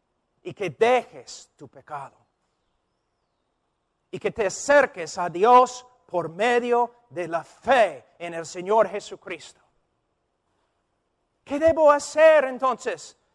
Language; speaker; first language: Spanish; non-native, fluent; English